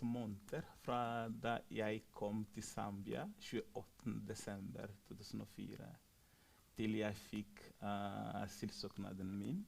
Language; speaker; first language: Norwegian; non-native, fluent; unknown